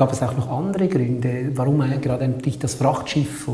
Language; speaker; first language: German; native; German